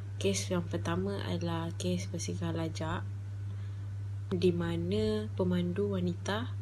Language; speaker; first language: Malay; native; Malay